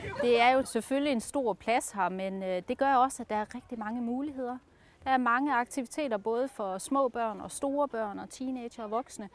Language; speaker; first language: Danish; native; Danish